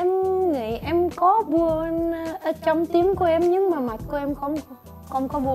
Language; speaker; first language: Vietnamese; non-native, learner; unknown